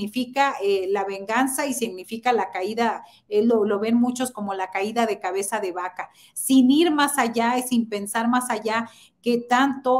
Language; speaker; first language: Spanish; native; Spanish